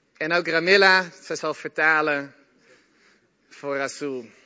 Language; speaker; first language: Dutch; native; Dutch